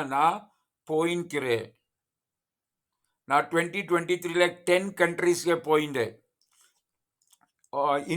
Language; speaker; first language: Tamil; non-native, learner; Kannada